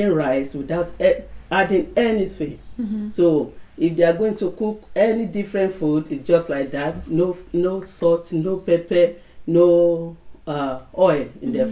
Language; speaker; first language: English; non-native, local second language; Yoruba